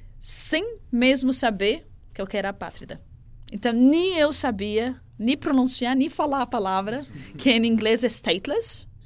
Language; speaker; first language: Portuguese; non-native, fluent; Arabic